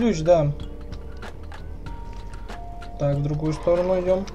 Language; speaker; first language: Russian; native; Russian